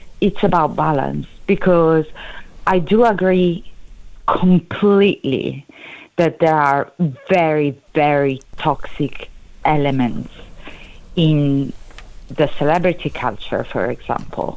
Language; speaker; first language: English; non-native, fluent; Italian